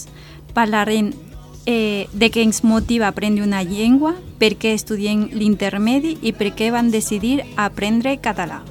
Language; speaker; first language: Catalan; non-native, learner; Spanish